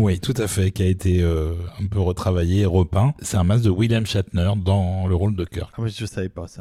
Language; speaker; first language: French; native; French